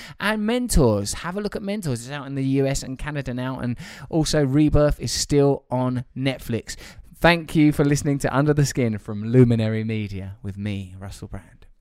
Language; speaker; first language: English; native; English